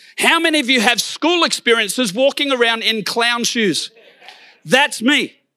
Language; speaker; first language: English; native; English